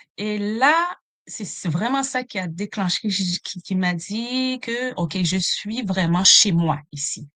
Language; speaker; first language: French; non-native, local second language; Haitian Creole